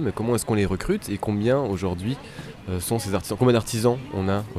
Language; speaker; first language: French; native; French